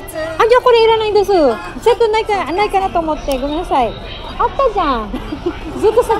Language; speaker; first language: Japanese; non-native, learner; Filipino